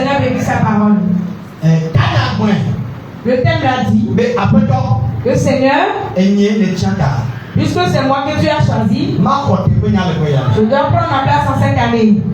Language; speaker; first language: French; non-native, local second language; Ewe